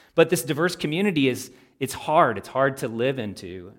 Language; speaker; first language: English; native; English